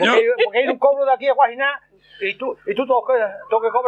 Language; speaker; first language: Spanish; non-native, local second language; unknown